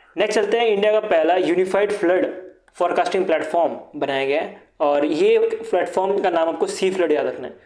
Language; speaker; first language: Hindi; non-native, local second language; Assamese